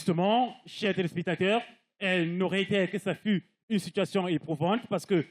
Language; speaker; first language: French; non-native, local second language; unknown